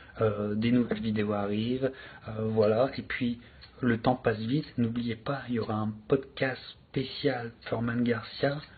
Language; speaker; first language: French; native; French